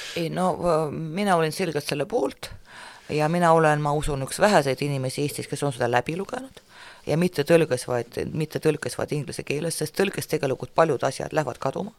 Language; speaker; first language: Estonian; non-native, local second language; Russian